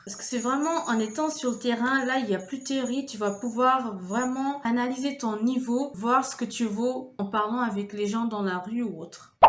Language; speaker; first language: French; non-native, fluent; Portuguese